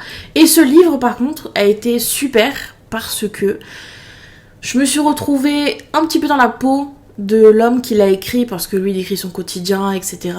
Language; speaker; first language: French; native; French